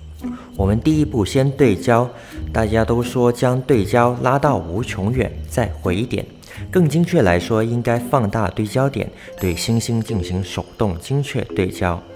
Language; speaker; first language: Chinese; non-native, local second language; Cantonese